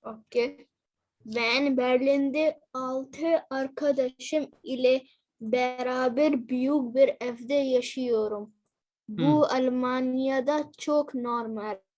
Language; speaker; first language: Turkish; non-native, learner; Urdu